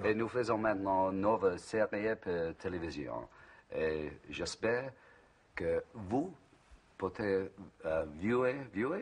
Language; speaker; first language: French; non-native, learner; English